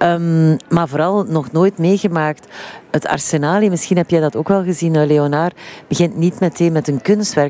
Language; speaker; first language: Dutch; native; Dutch